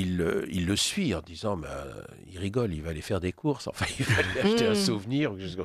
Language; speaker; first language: French; native; French